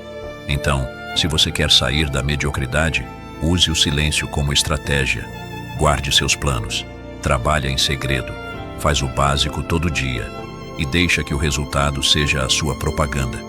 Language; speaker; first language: Portuguese; native; Portuguese